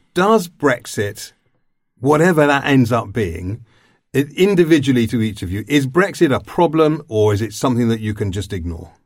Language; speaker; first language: English; native; English